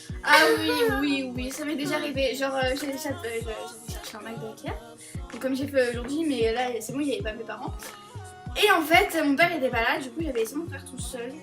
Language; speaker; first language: French; native; French